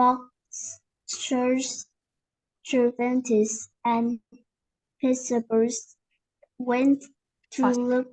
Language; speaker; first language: English; non-native, learner; Vietnamese